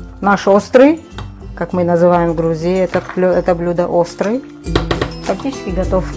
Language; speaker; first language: Russian; non-native, local second language; Georgian